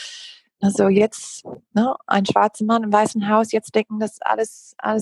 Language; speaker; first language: German; non-native, fluent; English